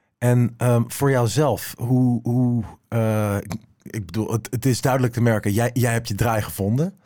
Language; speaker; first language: Dutch; native; Dutch